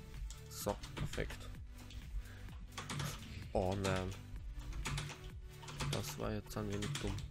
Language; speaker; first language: German; native; German